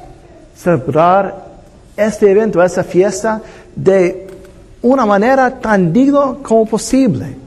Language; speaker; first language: Spanish; non-native, fluent; English